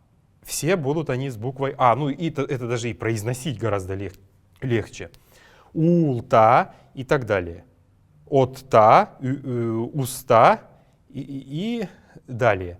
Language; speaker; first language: Russian; native; Russian